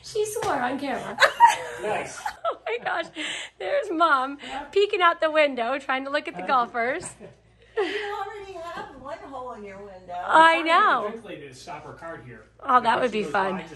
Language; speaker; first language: English; native; English